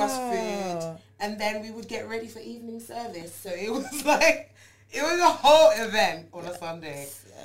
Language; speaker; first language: English; non-native, local second language; Yoruba